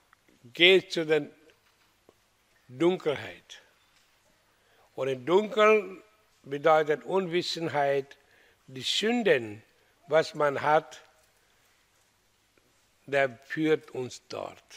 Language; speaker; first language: German; non-native, learner; Hindi